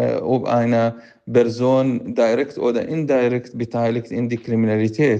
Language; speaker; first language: German; non-native, fluent; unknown